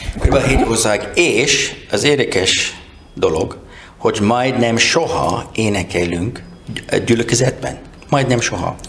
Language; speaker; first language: Hungarian; non-native, learner; English